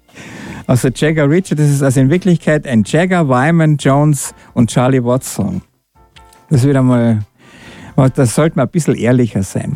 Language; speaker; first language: German; native; German